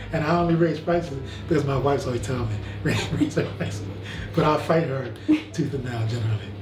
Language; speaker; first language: English; native; English